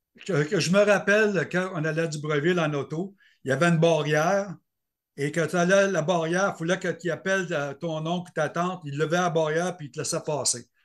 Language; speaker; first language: French; native; French